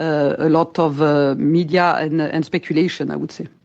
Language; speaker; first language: English; non-native, fluent; French